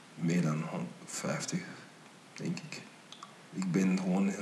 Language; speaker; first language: Dutch; early bilingual, other home language; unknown